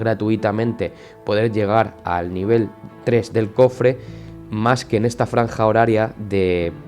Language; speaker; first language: Spanish; native; Spanish